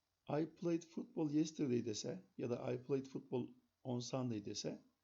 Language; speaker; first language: English; non-native, fluent; Turkish